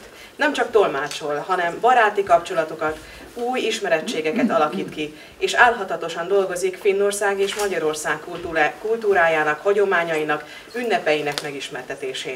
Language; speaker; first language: Hungarian; native; Hungarian